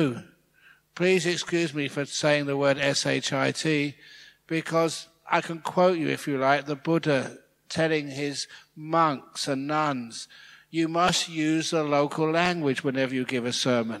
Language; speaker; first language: English; native; English